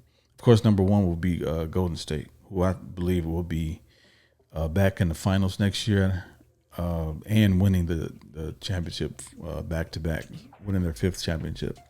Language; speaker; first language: English; native; English